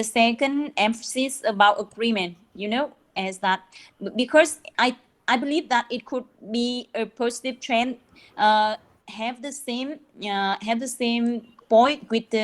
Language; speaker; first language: English; non-native, learner; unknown